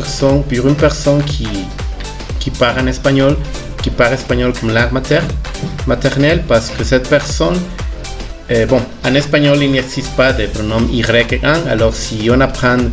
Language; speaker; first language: French; non-native, fluent; Spanish